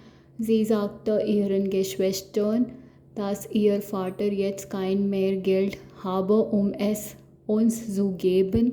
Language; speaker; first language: German; non-native, learner; Hindi